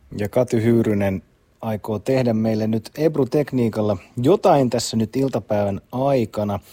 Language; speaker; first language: Finnish; native; Finnish